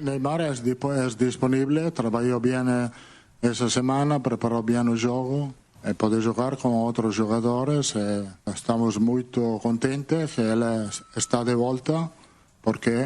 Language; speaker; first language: Portuguese; non-native, fluent; Italian